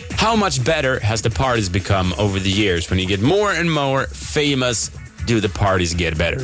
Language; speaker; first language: English; non-native, fluent; Swedish